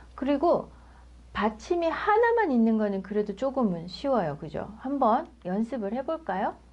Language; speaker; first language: Korean; native; Korean